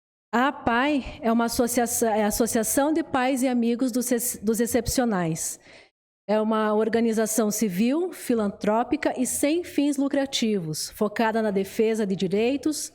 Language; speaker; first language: Portuguese; native; Portuguese